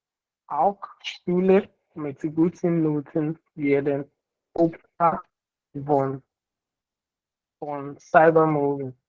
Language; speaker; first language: German; non-native, learner; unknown